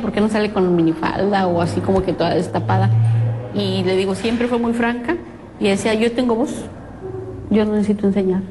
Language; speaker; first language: Spanish; native; Spanish